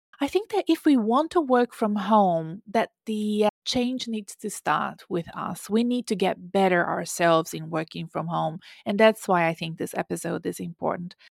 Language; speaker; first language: English; non-native, fluent; Portuguese